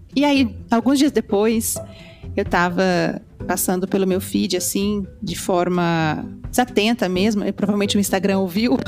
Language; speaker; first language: Portuguese; early bilingual, heritage; Portuguese